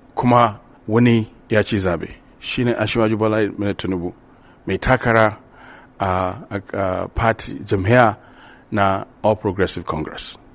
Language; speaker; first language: Hausa; non-native, local second language; Yoruba